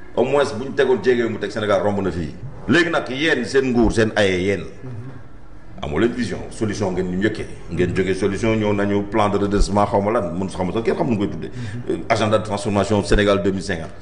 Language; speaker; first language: Wolof; non-native, local second language; Jola-Fonyi